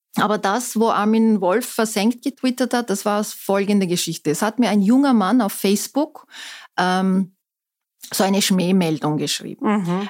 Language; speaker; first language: German; non-native, fluent; Turkish